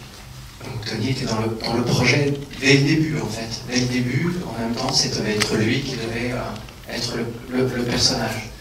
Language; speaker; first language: French; native; French